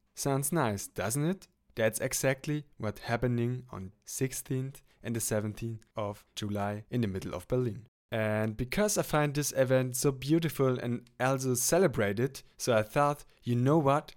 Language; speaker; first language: English; non-native, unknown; German